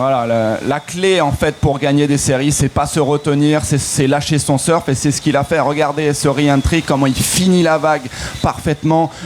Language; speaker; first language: French; native; French